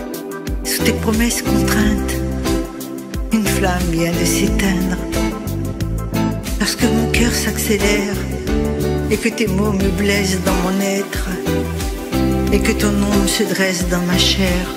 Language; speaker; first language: French; native; French